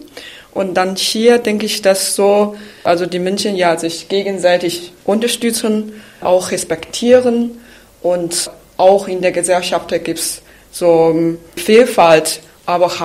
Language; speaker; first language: German; non-native, fluent; Chinese